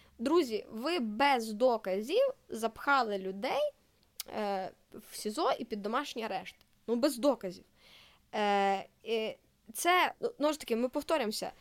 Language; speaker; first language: Ukrainian; native; Ukrainian